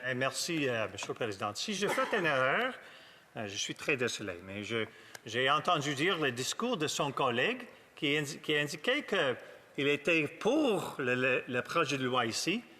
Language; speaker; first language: French; non-native, learner; English